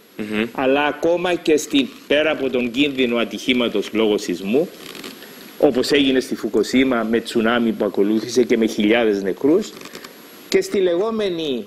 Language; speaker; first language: Greek; native; Greek